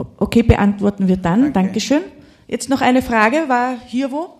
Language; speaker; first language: German; native; German